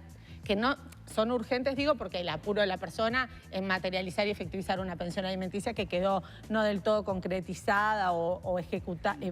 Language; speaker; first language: Spanish; native; Spanish